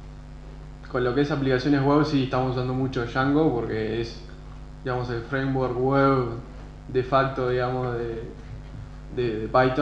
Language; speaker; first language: Spanish; native; Spanish